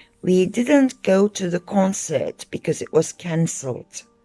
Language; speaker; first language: English; non-native, fluent; Turkish